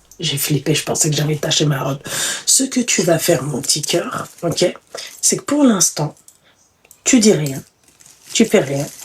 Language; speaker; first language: French; native; French